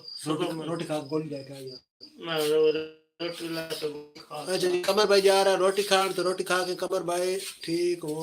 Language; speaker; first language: Hindi; non-native, local second language; Punjabi